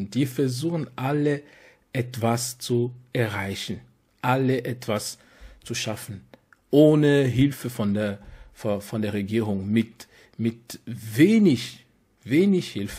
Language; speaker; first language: German; non-native, fluent; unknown